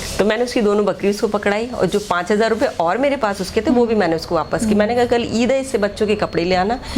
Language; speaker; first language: Hindi; native; Hindi